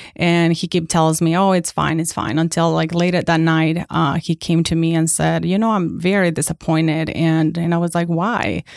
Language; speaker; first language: English; non-native, fluent; Spanish